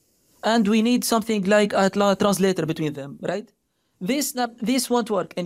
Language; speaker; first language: English; non-native, fluent; Arabic